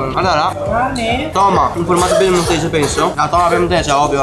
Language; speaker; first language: Italian; native; Italian